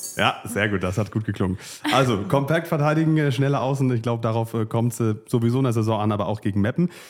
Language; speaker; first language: German; native; German